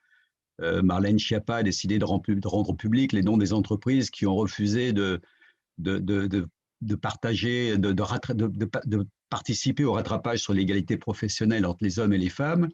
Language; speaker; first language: French; native; French